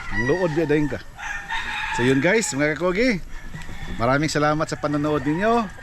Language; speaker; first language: Filipino; non-native, local second language; Cebuano